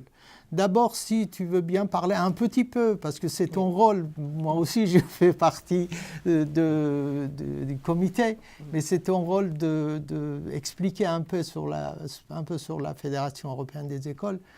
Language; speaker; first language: French; non-native, fluent; Persian